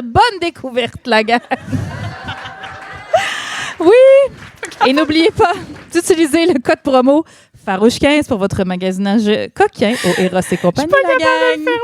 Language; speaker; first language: French; native; French